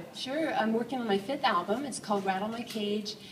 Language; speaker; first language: English; native; English